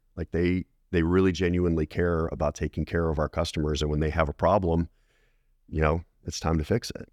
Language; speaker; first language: English; native; English